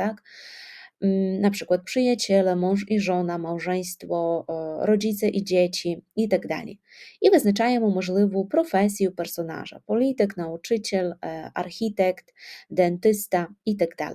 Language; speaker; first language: Polish; non-native, fluent; Ukrainian